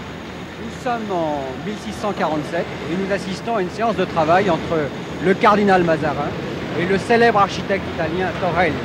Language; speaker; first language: French; native; French